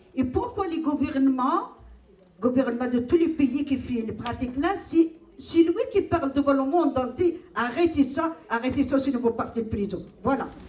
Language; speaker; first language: French; non-native, local second language; Arabic